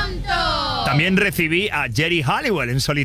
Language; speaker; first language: Spanish; native; Spanish